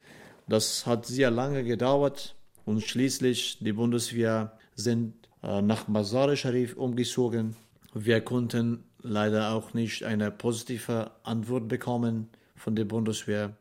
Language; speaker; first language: German; non-native, fluent; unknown